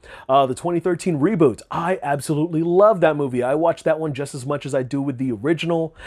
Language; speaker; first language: English; native; English